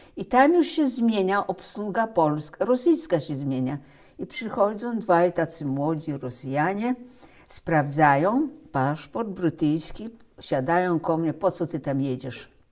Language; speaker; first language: Polish; early bilingual, heritage; Polish